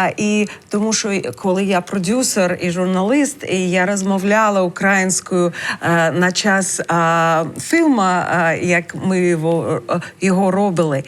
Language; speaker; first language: Ukrainian; non-native, learner; English